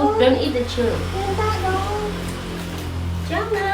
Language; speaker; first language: English; non-native, learner; Indonesian